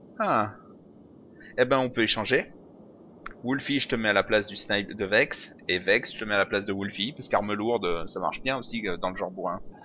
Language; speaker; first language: French; native; French